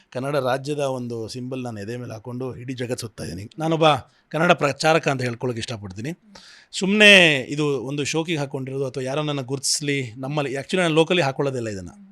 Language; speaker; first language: Kannada; native; Kannada